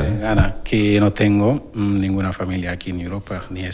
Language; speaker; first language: Spanish; non-native, fluent; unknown